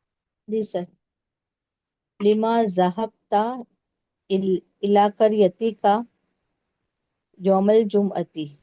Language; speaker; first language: Arabic; non-native, learner; Urdu